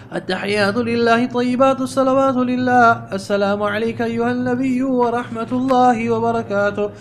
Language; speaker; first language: Arabic; non-native, fluent; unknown